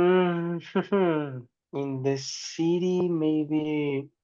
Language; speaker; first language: English; non-native, learner; Spanish